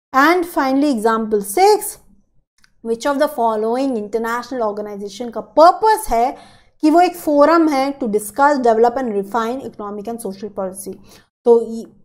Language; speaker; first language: Hindi; native; Hindi